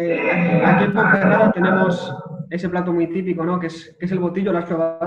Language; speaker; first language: Spanish; native; Spanish